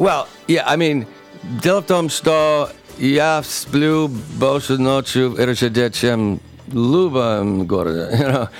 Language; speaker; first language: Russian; non-native, learner; English